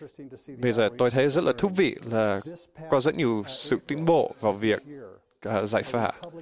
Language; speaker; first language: Vietnamese; non-native, fluent; English